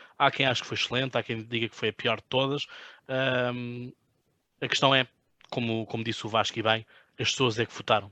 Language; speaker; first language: Portuguese; native; Portuguese